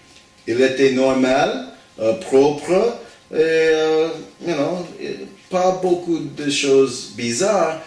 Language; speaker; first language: French; non-native, learner; English